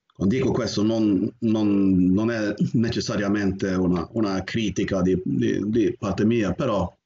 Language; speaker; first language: Italian; non-native, fluent; Norwegian